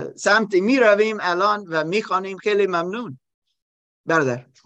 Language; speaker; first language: Persian; non-native, learner; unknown